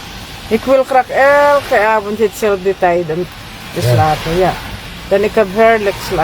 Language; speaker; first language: Dutch; non-native, learner; Filipino